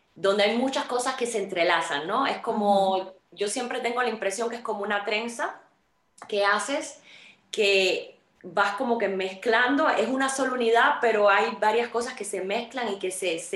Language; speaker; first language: Spanish; native; Spanish